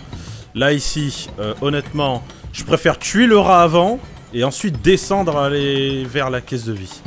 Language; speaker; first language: French; native; French